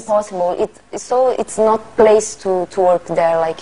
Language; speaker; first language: English; non-native, learner; Portuguese